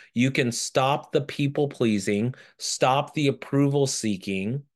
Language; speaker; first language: English; early bilingual, other home language; Japanese